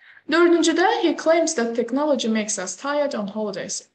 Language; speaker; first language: English; non-native, fluent; Azerbaijani